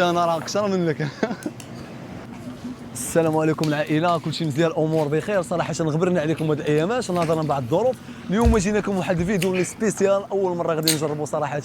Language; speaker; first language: Arabic; native; Arabic